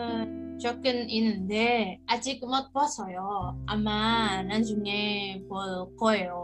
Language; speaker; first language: Korean; non-native, learner; Indonesian